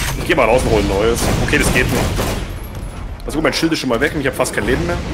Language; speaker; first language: German; native; German